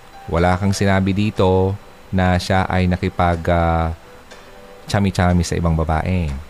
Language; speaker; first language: Filipino; native; Filipino